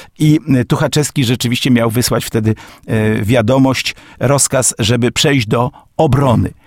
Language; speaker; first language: Polish; native; Polish